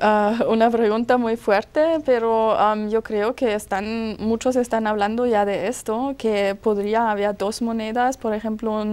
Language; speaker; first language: Spanish; non-native, fluent; German